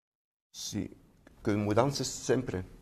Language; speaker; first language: Portuguese; non-native, fluent; Dutch